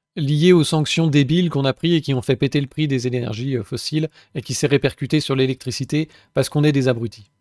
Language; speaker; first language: French; native; French